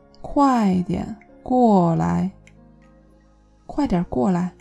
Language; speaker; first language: Chinese; non-native, learner; English